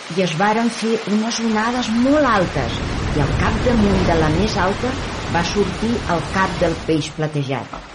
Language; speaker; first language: Catalan; native; Catalan